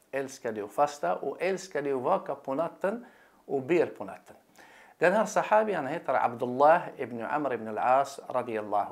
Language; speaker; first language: Swedish; non-native, fluent; Arabic